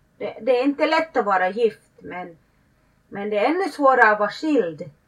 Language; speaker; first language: Swedish; early bilingual, other home language; Finnish